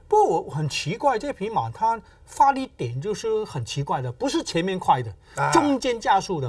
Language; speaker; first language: Chinese; native; Chinese